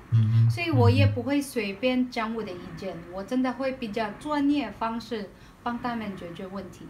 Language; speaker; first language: Chinese; non-native, learner; Filipino